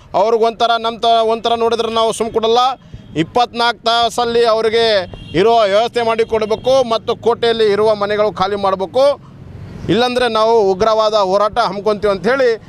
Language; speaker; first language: Kannada; non-native, local second language; Lambadi